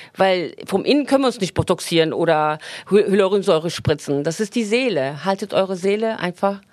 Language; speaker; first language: German; non-native, fluent; Turkish